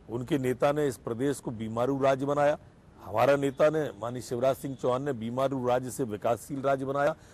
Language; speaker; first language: Hindi; native; Hindi